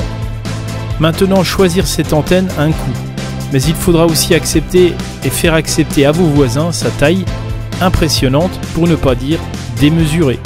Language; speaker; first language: French; native; French